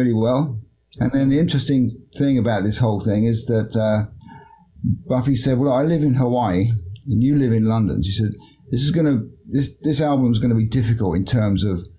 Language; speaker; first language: English; native; English